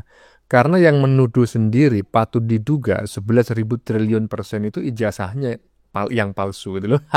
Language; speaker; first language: Indonesian; native; Indonesian